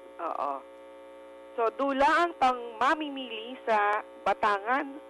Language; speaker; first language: Filipino; native; Filipino